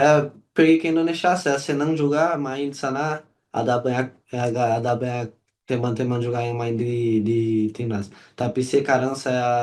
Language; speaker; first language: Indonesian; non-native, learner; Portuguese